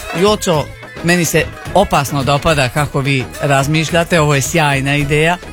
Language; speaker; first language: Serbian; native; Serbian